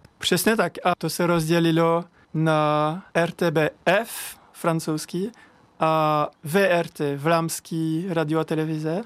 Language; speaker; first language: Czech; non-native, learner; French